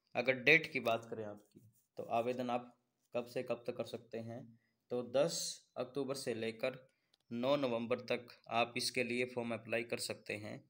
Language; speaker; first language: Hindi; native; Hindi